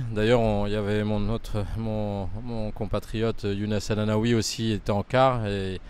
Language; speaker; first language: French; native; French